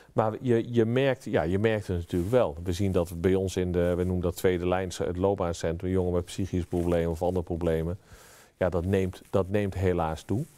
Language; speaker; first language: Dutch; native; Dutch